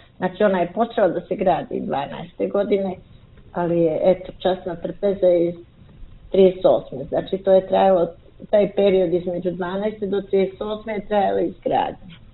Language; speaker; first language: Serbian; native; Serbian